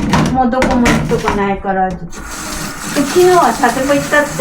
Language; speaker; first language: Japanese; native; Japanese